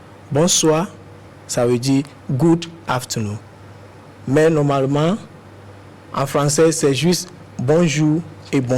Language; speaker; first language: French; non-native, fluent; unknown